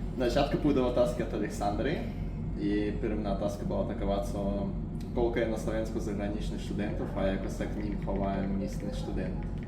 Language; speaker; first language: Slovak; non-native, learner; Russian